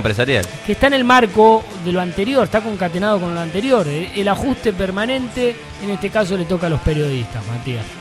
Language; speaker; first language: Spanish; native; Spanish